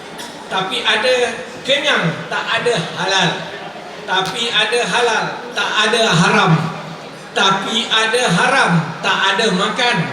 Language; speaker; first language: Malay; native; Malay